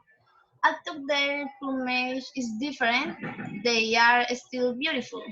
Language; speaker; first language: English; non-native, learner; Spanish